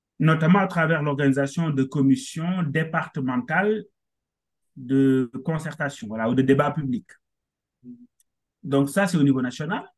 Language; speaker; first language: French; non-native, local second language; Wolof